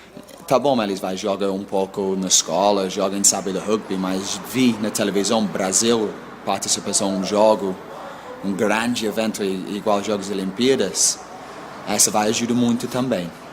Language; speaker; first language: Portuguese; non-native, learner; English